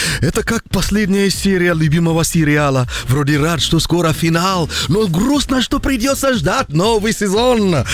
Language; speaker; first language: Russian; non-native, fluent; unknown